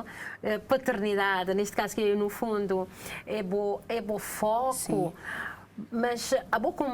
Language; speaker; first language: Portuguese; non-native, local second language; Kabuverdianu